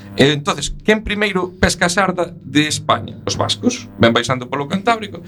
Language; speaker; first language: Galician; native; Galician